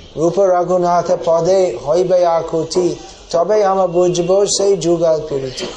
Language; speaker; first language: Bangla; non-native, fluent; English